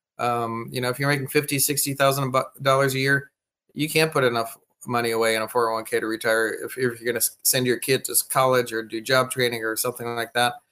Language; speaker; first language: English; native; English